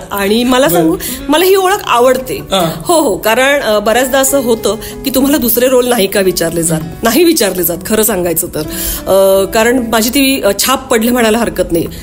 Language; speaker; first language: Marathi; non-native, local second language; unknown